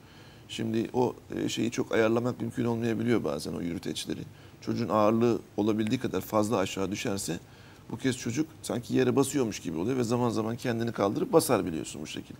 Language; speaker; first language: Turkish; native; Turkish